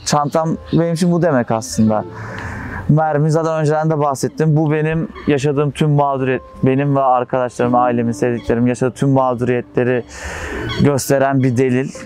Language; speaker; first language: Turkish; native; Turkish